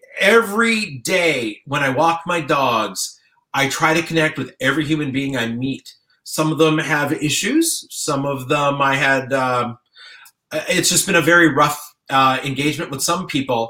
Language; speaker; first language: English; native; English